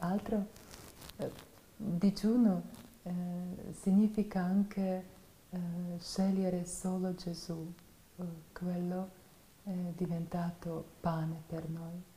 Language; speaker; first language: Italian; non-native, fluent; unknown